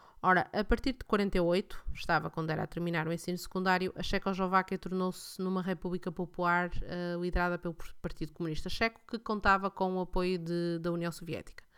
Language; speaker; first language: Portuguese; native; Portuguese